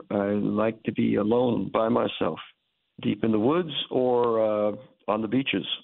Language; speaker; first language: English; native; English